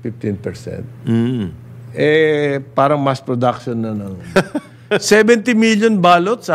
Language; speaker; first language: Filipino; native; Filipino